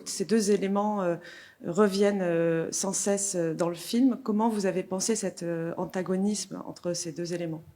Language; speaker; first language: French; native; French